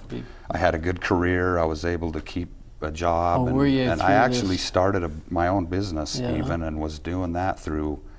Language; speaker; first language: English; native; English